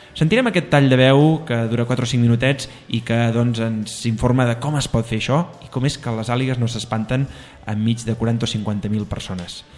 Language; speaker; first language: Catalan; native; Catalan